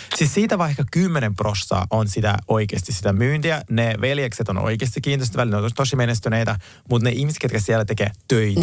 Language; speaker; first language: Finnish; native; Finnish